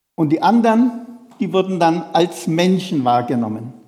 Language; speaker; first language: German; native; German